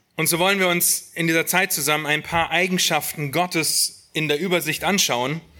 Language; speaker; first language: German; native; German